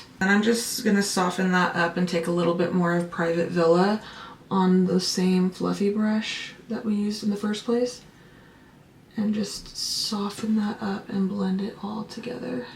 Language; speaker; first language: English; native; English